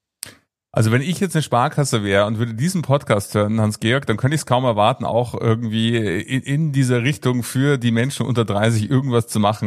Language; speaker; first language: German; native; German